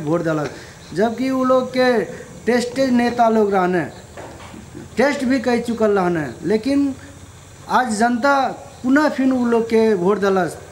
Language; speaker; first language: Bhojpuri; non-native, local second language; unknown